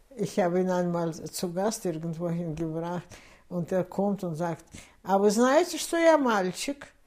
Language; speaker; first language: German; non-native, fluent; Russian